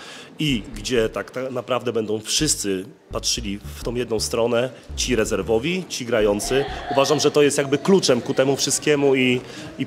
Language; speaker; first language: Polish; native; Polish